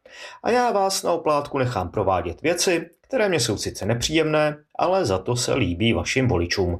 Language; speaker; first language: Czech; native; Czech